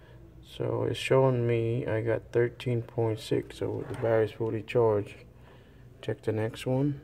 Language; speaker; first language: English; non-native, fluent; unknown